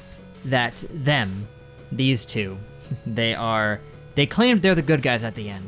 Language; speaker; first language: English; native; English